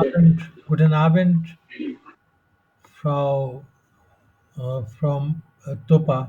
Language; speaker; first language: German; non-native, fluent; Bangla